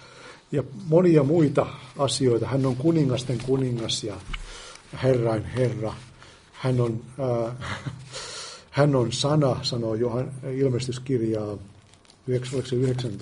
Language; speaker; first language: Finnish; native; Finnish